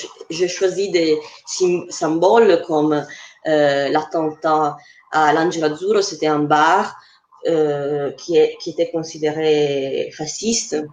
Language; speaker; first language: French; non-native, fluent; Italian